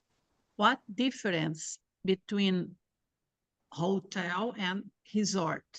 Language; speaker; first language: English; non-native, learner; Portuguese